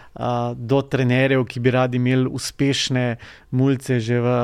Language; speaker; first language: Slovenian; native; Slovenian